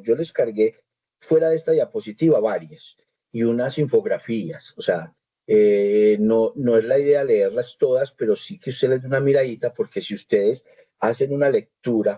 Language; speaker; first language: Spanish; native; Spanish